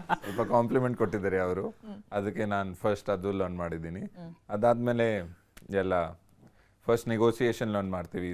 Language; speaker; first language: Kannada; non-native, learner; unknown